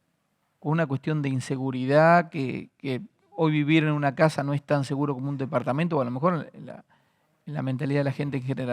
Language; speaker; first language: Spanish; native; Spanish